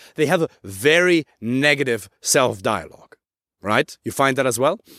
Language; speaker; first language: English; non-native, fluent; German